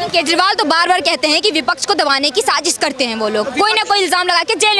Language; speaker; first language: Hindi; native; Hindi